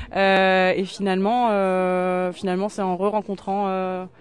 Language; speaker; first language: French; native; French